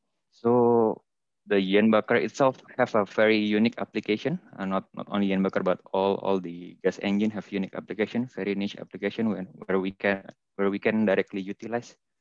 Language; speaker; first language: English; non-native, fluent; Indonesian